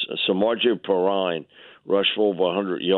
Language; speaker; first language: English; native; English